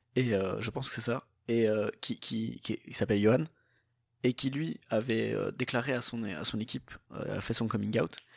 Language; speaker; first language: French; native; French